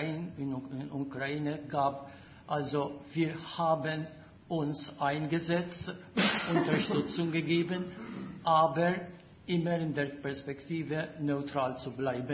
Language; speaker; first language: German; non-native, fluent; Maltese